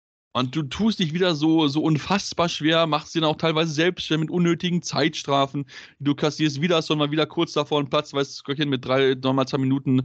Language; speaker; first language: German; native; German